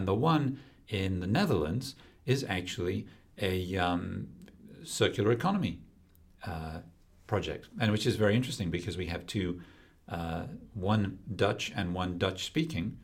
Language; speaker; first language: English; native; English